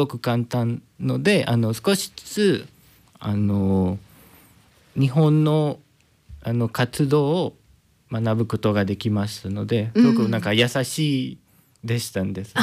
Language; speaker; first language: Japanese; non-native, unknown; Spanish